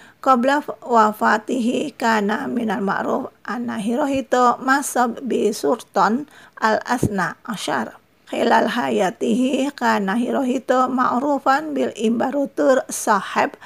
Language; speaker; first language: Arabic; non-native, fluent; Indonesian